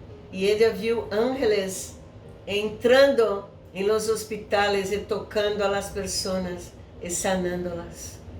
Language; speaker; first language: Spanish; non-native, fluent; Portuguese